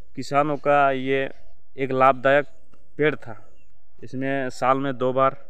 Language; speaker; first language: Hindi; non-native, local second language; Bangla